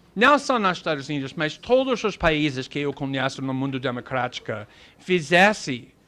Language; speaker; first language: Portuguese; non-native, fluent; English